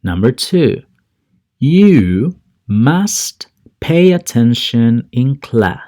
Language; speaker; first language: English; non-native, fluent; Spanish